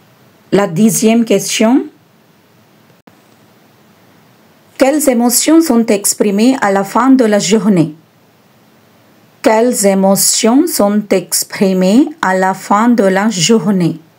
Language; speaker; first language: French; non-native, fluent; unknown